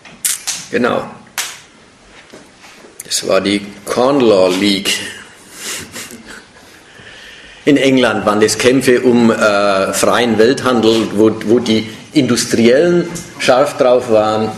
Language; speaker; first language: German; native; German